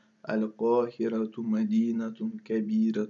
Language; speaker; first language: Arabic; non-native, fluent; Russian